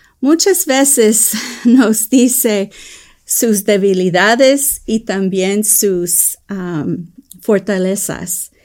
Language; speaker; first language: Spanish; early bilingual, heritage; English